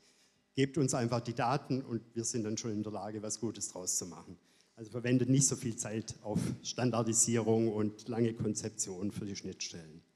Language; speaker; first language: German; native; German